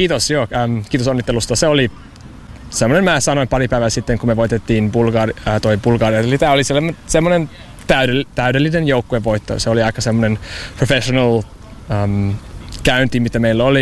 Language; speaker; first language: Finnish; non-native, fluent; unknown